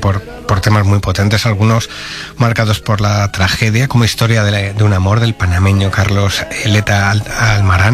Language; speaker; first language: Spanish; native; Spanish